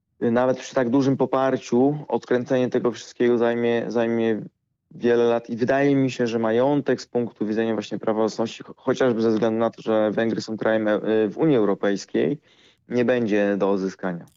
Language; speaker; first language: Polish; native; Polish